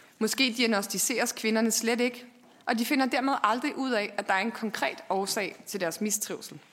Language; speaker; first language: Danish; native; Danish